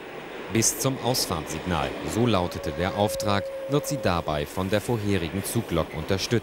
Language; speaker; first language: German; native; German